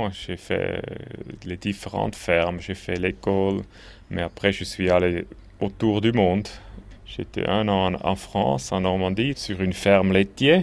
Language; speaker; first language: French; non-native, local second language; German